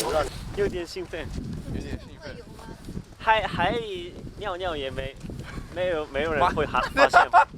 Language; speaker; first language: Chinese; non-native, fluent; Japanese